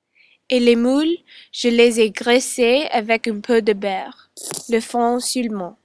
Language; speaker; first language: French; non-native, learner; English